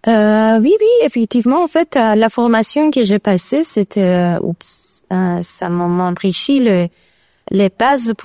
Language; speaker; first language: French; non-native, learner; Persian